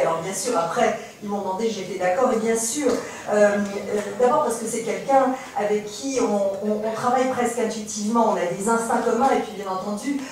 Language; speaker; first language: French; native; French